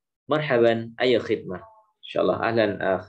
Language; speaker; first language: Arabic; non-native, fluent; Indonesian